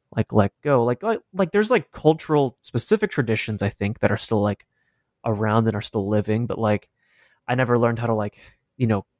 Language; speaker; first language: English; native; English